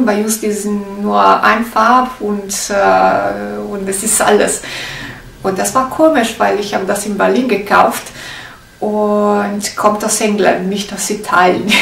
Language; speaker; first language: German; non-native, learner; Italian